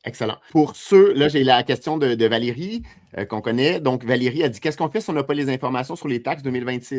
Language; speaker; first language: French; native; French